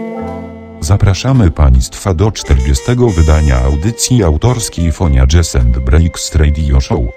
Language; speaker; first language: Polish; native; Polish